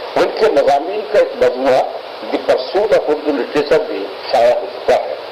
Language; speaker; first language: Urdu; native; Urdu